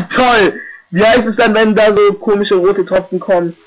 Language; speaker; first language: German; native; German